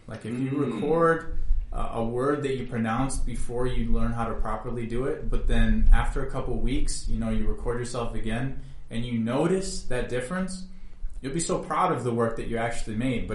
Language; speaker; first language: English; native; English